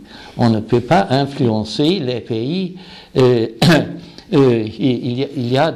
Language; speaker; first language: French; non-native, fluent; German